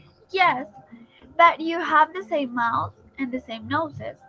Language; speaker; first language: English; non-native, fluent; Spanish